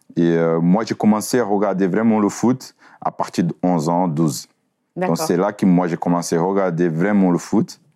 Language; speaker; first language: French; non-native, fluent; Portuguese